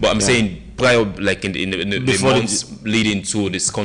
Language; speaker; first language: English; non-native, local second language; Krio